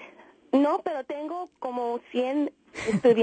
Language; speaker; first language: Spanish; early bilingual, heritage; Spanish